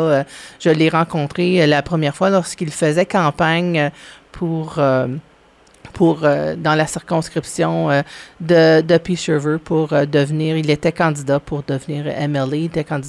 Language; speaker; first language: French; native; French